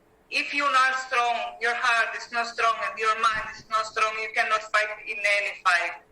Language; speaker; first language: English; non-native, learner; Greek